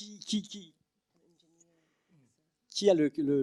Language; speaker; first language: French; native; French